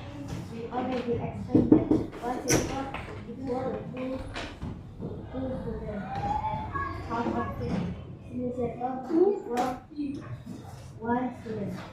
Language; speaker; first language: English; non-native, learner; Indonesian